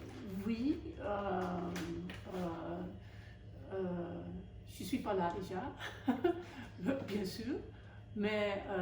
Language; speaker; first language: French; non-native, fluent; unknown